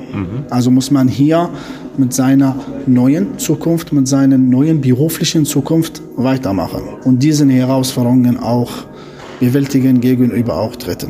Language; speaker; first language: German; non-native, fluent; Arabic